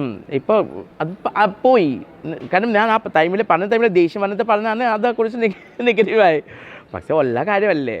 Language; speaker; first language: Malayalam; non-native, fluent; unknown